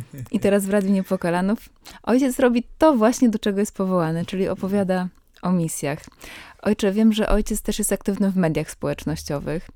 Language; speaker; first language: Polish; native; Polish